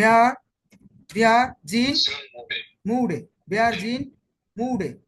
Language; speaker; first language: German; non-native, fluent; Bangla